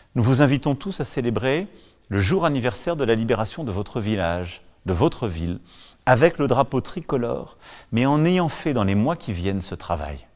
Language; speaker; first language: French; native; French